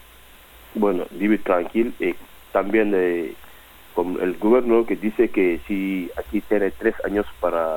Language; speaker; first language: Spanish; non-native, learner; Wolof